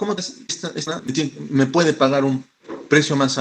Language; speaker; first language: Spanish; native; Spanish